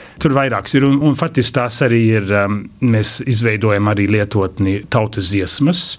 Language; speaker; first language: Latvian; early bilingual, heritage; Latvian